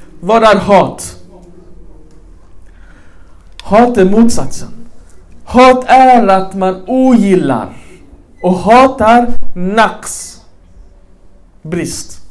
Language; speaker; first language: Swedish; early bilingual, other home language; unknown